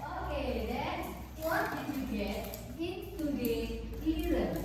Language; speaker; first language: English; non-native, learner; Indonesian